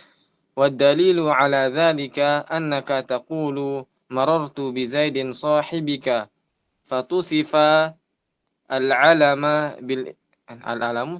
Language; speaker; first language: Arabic; non-native, learner; Indonesian